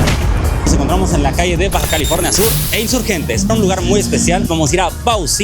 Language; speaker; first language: Spanish; native; Spanish